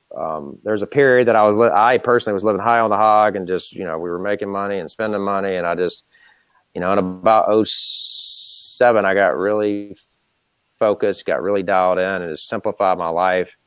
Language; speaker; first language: English; native; English